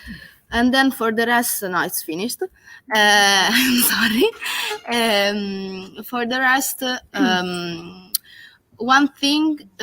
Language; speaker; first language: English; non-native, fluent; Italian